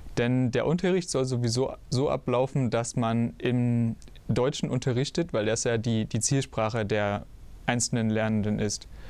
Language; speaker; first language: German; native; German